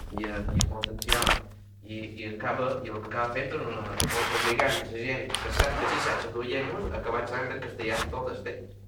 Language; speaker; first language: Catalan; non-native, fluent; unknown